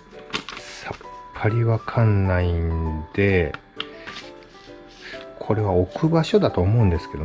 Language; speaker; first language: Japanese; native; Japanese